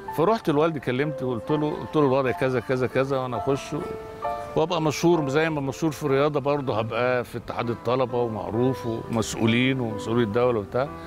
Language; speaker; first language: Arabic; native; Arabic